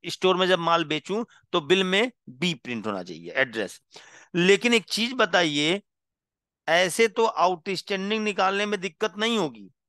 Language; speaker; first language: Hindi; non-native, local second language; Gujarati